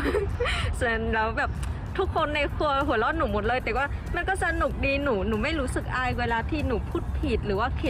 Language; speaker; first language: Thai; non-native, fluent; Vietnamese